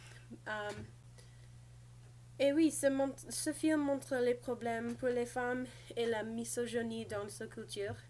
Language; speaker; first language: French; non-native, learner; English